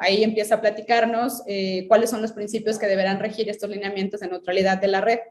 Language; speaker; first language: Spanish; native; Spanish